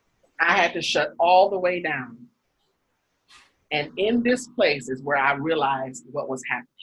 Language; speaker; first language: English; native; English